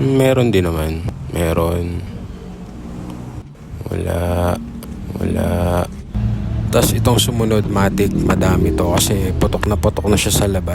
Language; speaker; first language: Filipino; native; Filipino